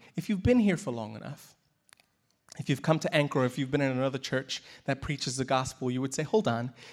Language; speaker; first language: English; native; English